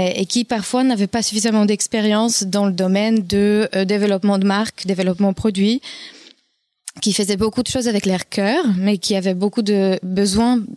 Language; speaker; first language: French; non-native, fluent; Polish